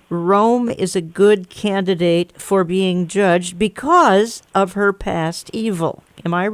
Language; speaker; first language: English; native; English